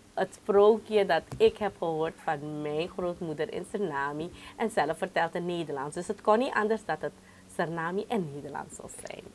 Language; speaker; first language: Dutch; non-native, local second language; Caribbean Hindustani